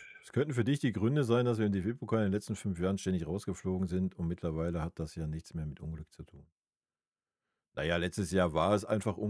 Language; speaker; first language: German; native; German